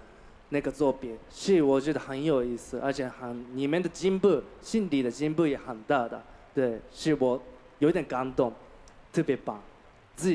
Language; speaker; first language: Chinese; non-native, learner; Japanese